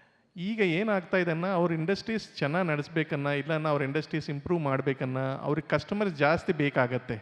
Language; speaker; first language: Kannada; non-native, local second language; Telugu